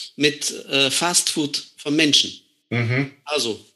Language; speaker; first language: German; non-native, fluent; Estonian